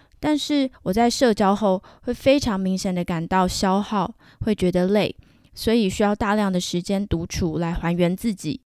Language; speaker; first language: Chinese; native; Chinese